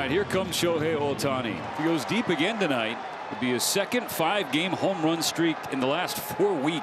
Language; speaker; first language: English; native; English